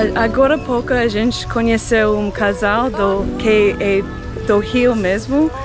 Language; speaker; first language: Portuguese; non-native, fluent; English